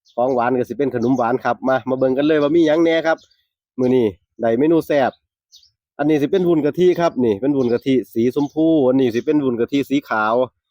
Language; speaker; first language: Thai; native; Thai